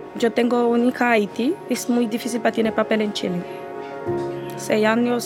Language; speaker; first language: Spanish; non-native, learner; Haitian Creole